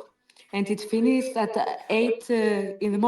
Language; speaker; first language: English; non-native, learner; Greek